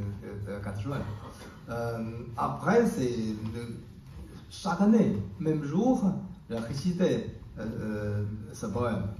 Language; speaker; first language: French; non-native, learner; Chinese